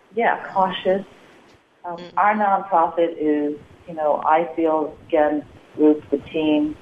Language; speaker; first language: English; native; English